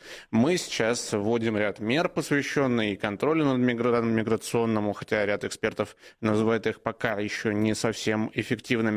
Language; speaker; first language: Russian; native; Russian